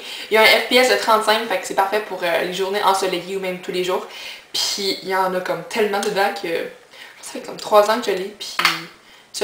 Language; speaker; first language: French; native; French